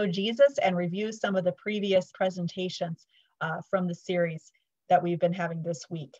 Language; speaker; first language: English; native; English